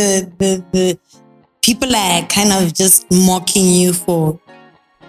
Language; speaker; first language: English; non-native, local second language; Tswana